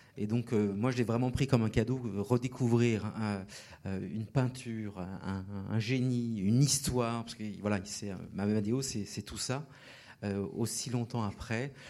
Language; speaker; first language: French; native; French